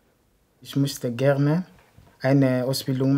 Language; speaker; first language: German; non-native, learner; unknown